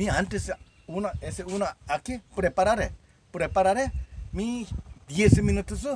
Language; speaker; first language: Spanish; non-native, learner; Korean